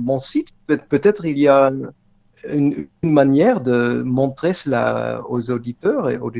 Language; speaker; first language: French; non-native, fluent; Dutch